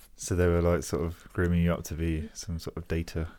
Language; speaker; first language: English; native; English